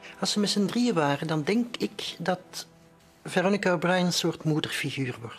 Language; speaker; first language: Dutch; native; Dutch